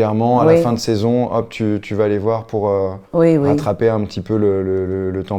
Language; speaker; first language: French; native; French